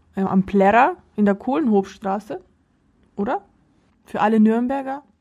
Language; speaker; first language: German; early bilingual, other home language; Russian